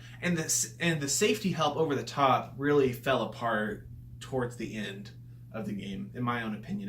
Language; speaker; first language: English; native; English